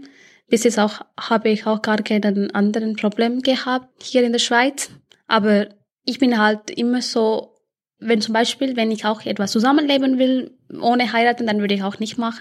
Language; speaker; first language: German; early bilingual, other home language; Tamil